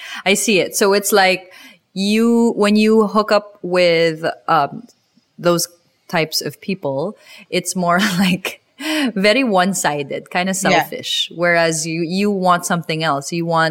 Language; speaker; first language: English; non-native, local second language; Filipino